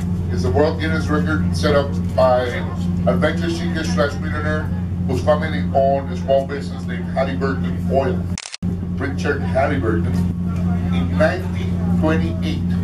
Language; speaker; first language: English; non-native, fluent; Spanish